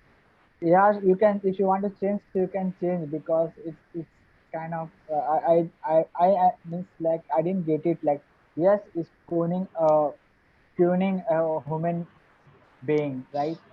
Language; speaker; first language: English; non-native, learner; Hindi